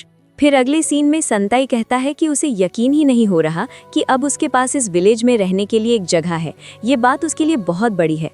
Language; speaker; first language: Hindi; native; Hindi